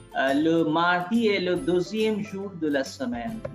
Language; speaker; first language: French; non-native, fluent; Bangla